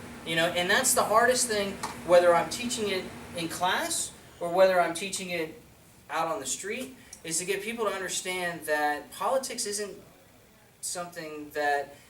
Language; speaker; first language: English; native; English